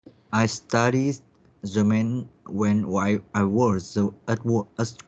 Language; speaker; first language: English; non-native, learner; Vietnamese